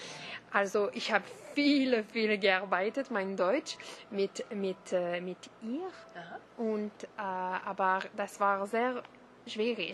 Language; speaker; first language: German; non-native, learner; French